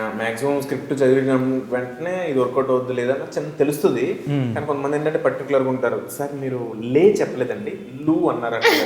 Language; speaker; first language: Telugu; native; Telugu